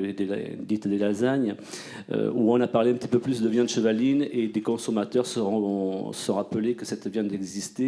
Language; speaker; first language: French; native; French